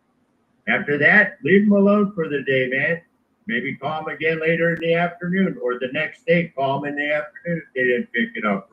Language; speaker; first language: English; native; English